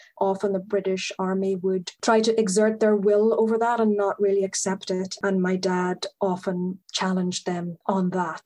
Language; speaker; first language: English; native; English